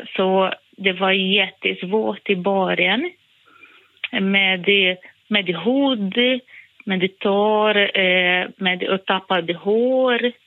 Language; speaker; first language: Swedish; non-native, fluent; Portuguese